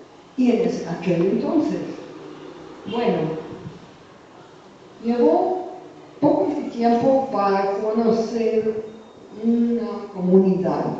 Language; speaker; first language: Spanish; non-native, fluent; English